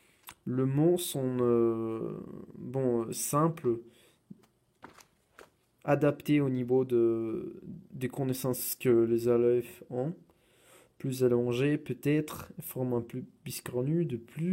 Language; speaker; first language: French; non-native, fluent; Spanish